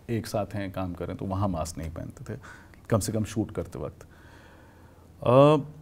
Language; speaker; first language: Hindi; native; Hindi